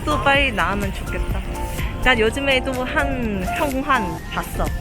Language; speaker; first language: Korean; non-native, learner; Cantonese